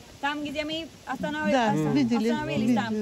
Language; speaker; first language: Russian; non-native, learner; Spanish